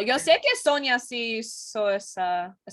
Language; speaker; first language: Spanish; non-native, learner; English